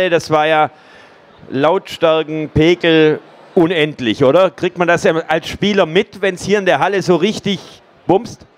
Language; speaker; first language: German; native; German